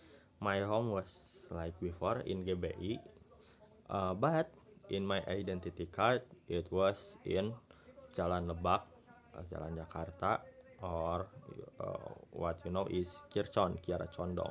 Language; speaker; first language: English; non-native, learner; Indonesian